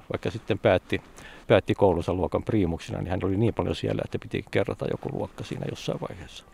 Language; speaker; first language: Finnish; native; Finnish